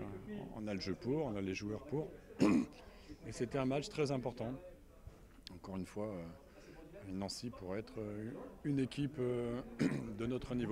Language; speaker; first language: French; native; French